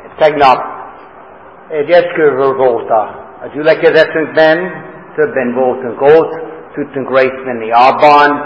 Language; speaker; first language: Hungarian; non-native, fluent; English